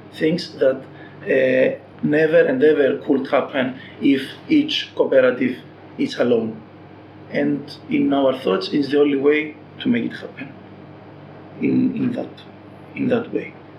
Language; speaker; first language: English; non-native, fluent; Greek